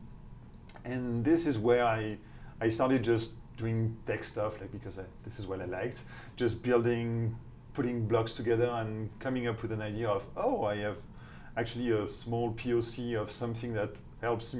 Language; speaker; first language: English; non-native, fluent; French